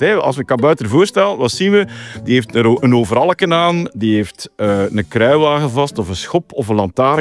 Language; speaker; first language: Dutch; native; Dutch